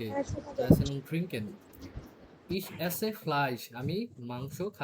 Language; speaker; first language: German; non-native, learner; Bangla